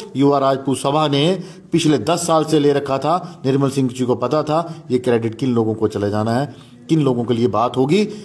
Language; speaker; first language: Hindi; non-native, local second language; Dogri